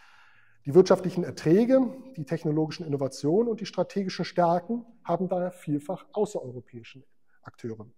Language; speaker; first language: German; native; German